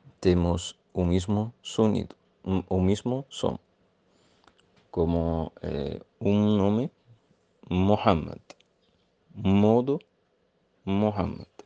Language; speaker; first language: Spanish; non-native, learner; Arabic